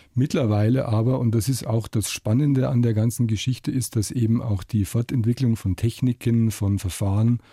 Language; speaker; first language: German; native; German